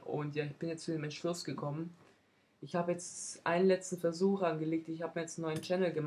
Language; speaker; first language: German; native; German